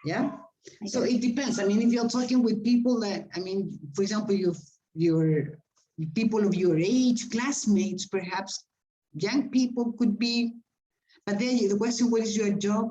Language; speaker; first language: English; non-native, fluent; Spanish